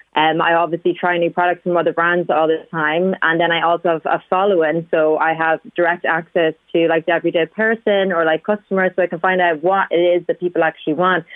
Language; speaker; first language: English; native; English